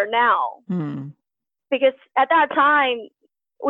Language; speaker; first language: English; non-native, fluent; Chinese